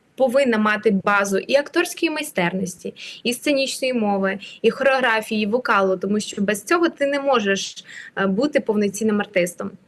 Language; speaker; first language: Ukrainian; native; Ukrainian